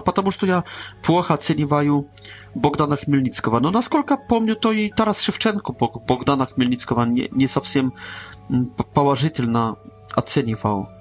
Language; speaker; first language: Polish; non-native, learner; Russian